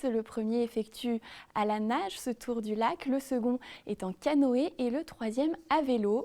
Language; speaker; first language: French; native; French